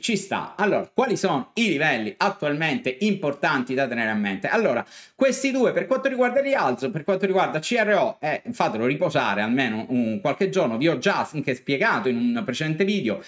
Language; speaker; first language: Italian; native; Italian